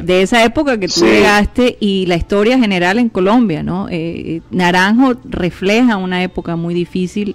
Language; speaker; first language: Spanish; native; Spanish